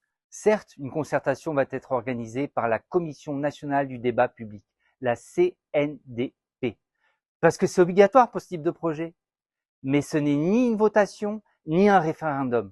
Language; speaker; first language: French; native; French